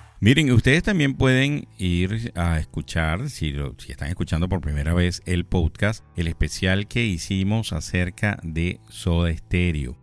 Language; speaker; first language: Spanish; native; Spanish